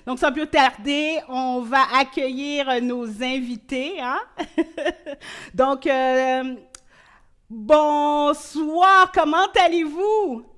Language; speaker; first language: French; native; French